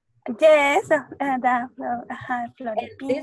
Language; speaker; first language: English; non-native, learner; Spanish